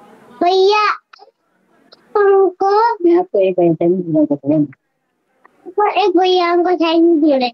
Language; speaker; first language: Hindi; non-native, local second language; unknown